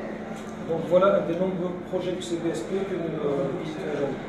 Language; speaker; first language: French; native; French